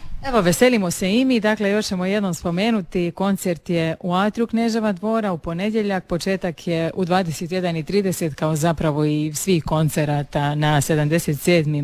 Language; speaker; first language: Serbian; native; Serbian